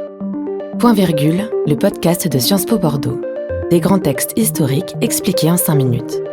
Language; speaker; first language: French; native; French